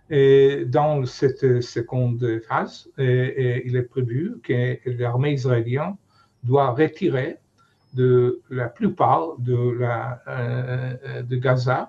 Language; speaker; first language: French; non-native, fluent; Hebrew